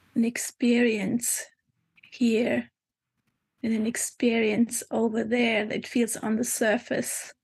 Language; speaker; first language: English; non-native, fluent; German